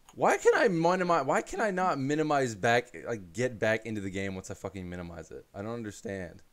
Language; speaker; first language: English; native; English